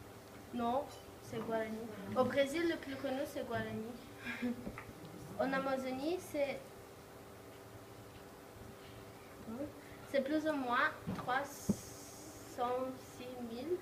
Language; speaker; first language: French; non-native, learner; Portuguese